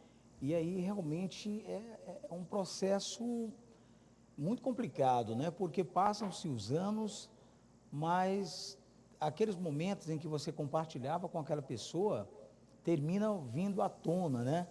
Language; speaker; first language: Portuguese; native; Portuguese